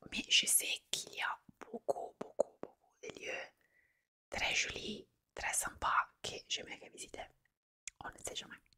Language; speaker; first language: French; non-native, fluent; Italian